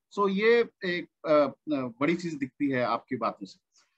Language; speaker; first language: Hindi; native; Hindi